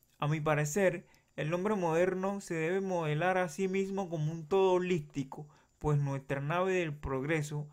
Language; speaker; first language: Spanish; native; Spanish